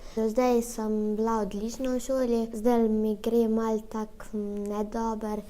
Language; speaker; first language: Slovenian; early bilingual, other home language; Albanian